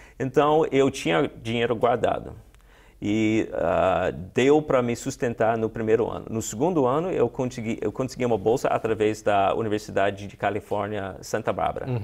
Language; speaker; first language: Portuguese; non-native, fluent; English